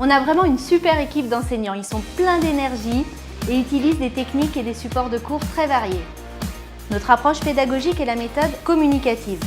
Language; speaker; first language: French; native; French